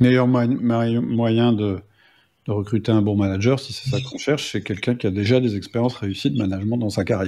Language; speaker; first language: French; native; French